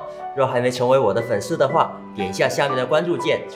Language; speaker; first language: Chinese; non-native, local second language; Cantonese